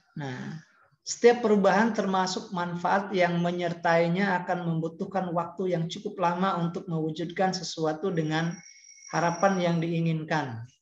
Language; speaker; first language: Indonesian; native; Indonesian